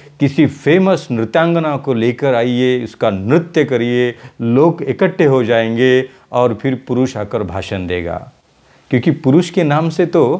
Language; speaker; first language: Hindi; non-native, local second language; Marathi